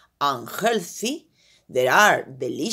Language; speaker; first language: English; non-native, fluent; Spanish